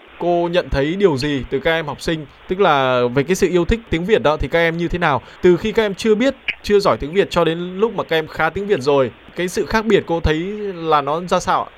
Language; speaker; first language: Vietnamese; native; Vietnamese